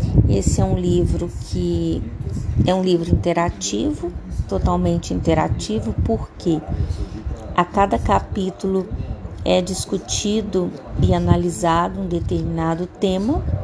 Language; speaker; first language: Portuguese; native; Portuguese